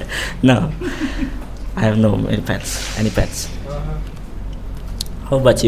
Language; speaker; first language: English; non-native, learner; Indonesian